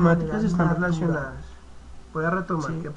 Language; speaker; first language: Spanish; native; Spanish